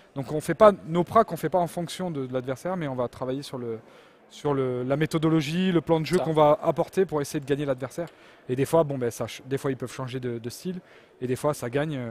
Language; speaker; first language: French; native; French